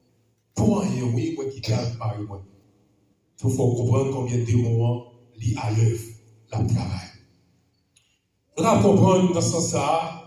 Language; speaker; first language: French; non-native, local second language; Haitian Creole